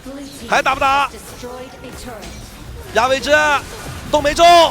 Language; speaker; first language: Chinese; native; Chinese